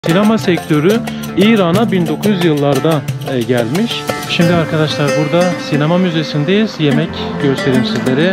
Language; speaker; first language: Turkish; native; Turkish